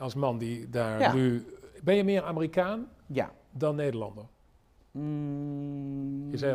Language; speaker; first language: Dutch; native; Dutch